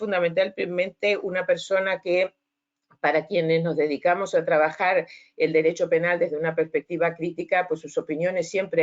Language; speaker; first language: Spanish; native; Spanish